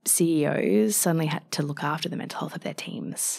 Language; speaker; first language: English; native; English